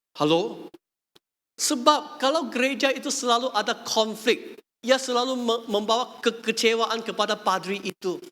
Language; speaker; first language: Malay; non-native, local second language; Chinese